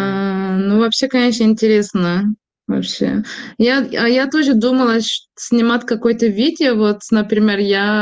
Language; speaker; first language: Russian; non-native, fluent; Turkish